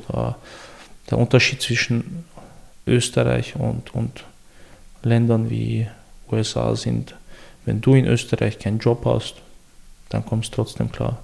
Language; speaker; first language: German; early bilingual, other home language; Chechen